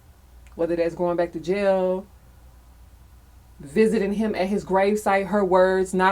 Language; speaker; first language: English; native; English